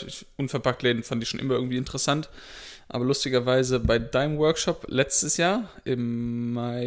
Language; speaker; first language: German; native; German